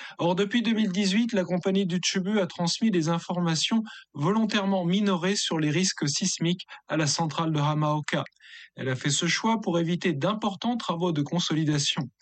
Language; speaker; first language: French; native; French